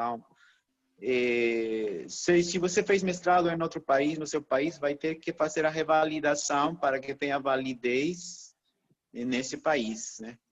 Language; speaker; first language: Portuguese; non-native, fluent; Spanish